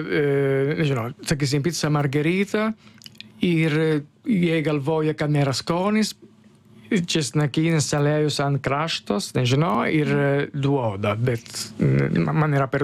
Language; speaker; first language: Lithuanian; non-native, learner; Italian